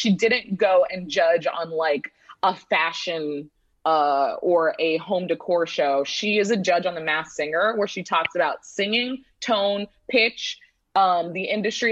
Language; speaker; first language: English; native; English